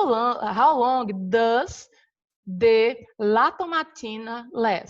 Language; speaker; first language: English; non-native, fluent; Portuguese